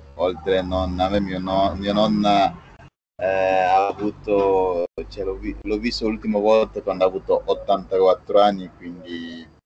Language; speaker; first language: Italian; non-native, fluent; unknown